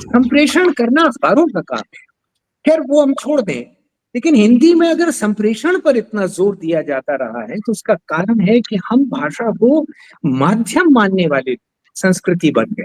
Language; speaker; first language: Hindi; native; Hindi